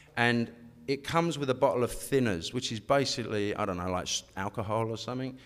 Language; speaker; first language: English; native; English